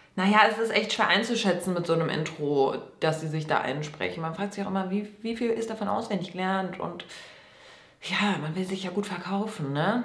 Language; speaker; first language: German; native; German